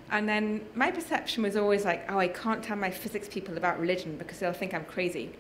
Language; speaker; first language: English; native; English